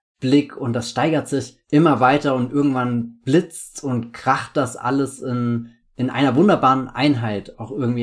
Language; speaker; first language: German; native; German